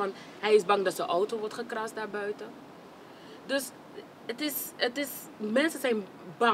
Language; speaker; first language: Dutch; non-native, fluent; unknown